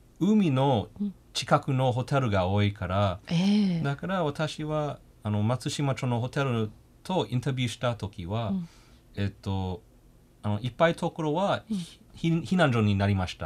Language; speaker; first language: Japanese; non-native, fluent; English